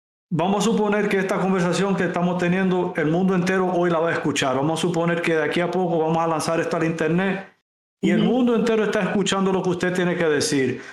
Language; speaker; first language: Spanish; native; Spanish